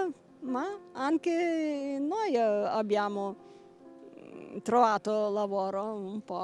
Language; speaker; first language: Italian; non-native, learner; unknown